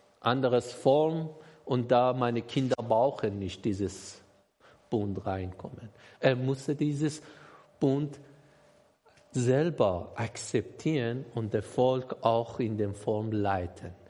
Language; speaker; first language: German; non-native, learner; Persian